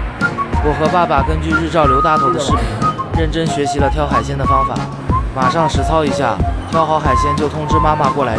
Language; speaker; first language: Chinese; native; Chinese